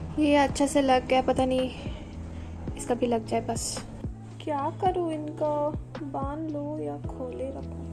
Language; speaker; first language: Hindi; non-native, local second language; Assamese